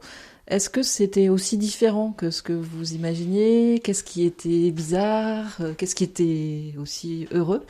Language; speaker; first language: French; native; French